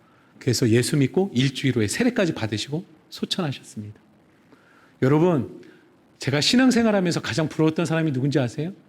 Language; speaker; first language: Korean; native; Korean